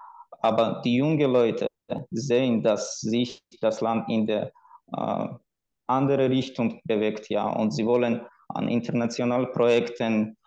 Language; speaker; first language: German; non-native, fluent; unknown